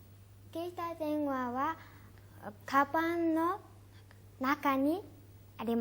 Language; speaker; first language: Japanese; non-native, learner; Mongolian